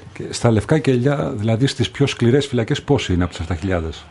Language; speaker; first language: Greek; native; Greek